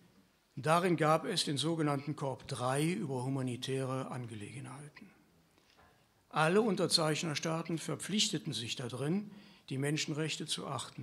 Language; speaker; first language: German; native; German